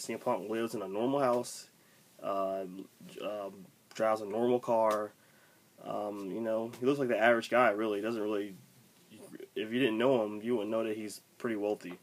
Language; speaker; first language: English; native; English